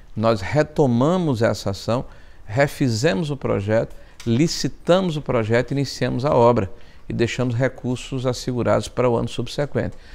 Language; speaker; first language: Portuguese; native; Portuguese